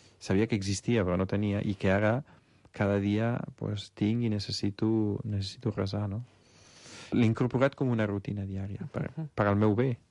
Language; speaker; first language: Catalan; non-native, fluent; Italian